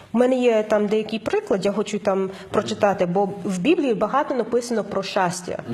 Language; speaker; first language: Ukrainian; non-native, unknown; English